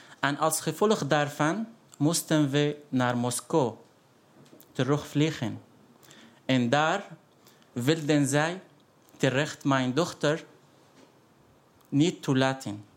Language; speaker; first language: Dutch; non-native, fluent; Arabic